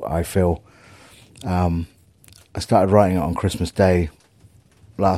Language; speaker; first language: English; native; English